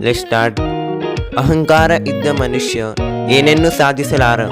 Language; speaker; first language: Kannada; native; Kannada